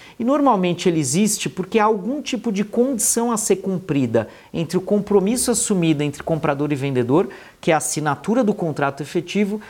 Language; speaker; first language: Portuguese; native; Portuguese